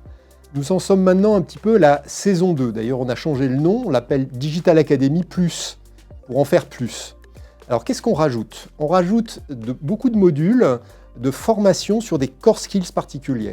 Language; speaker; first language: French; native; French